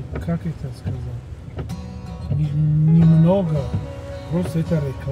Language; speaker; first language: Russian; non-native, local second language; Tajik